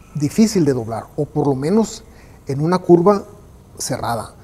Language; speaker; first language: Spanish; native; Spanish